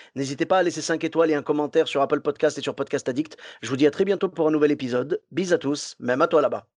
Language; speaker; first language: French; non-native, local second language; Arabic